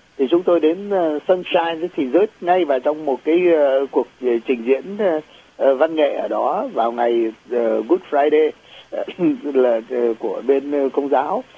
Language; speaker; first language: Vietnamese; native; Vietnamese